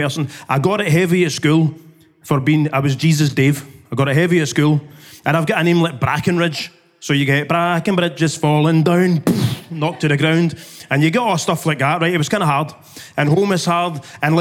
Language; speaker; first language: English; native; English